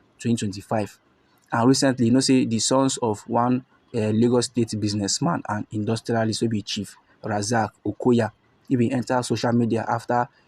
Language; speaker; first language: Nigerian Pidgin; native; Nigerian Pidgin